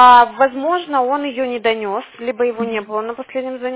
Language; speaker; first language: Russian; native; Russian